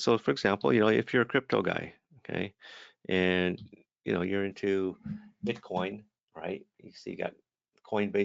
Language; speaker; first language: English; native; English